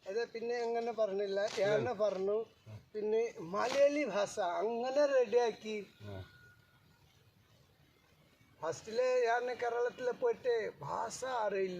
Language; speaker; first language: Malayalam; non-native, learner; Bangla